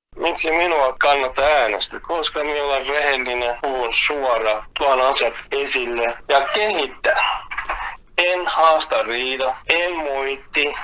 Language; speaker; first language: Finnish; non-native, fluent; Kurdish